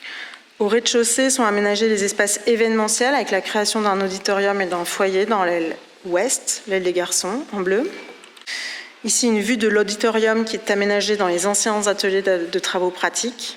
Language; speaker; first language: French; native; French